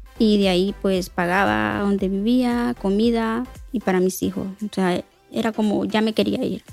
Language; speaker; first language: Spanish; native; Spanish